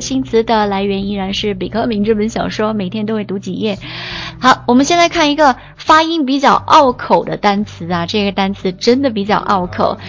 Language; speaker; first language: Chinese; native; Chinese